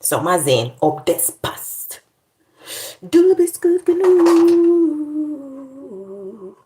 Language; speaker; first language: German; non-native, learner; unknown